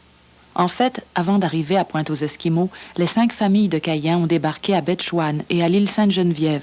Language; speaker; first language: French; native; French